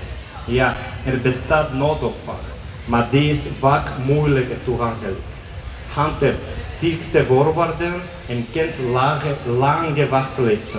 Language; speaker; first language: Dutch; non-native, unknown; Georgian